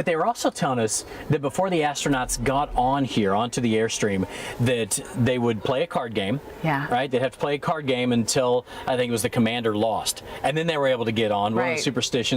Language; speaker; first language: English; native; English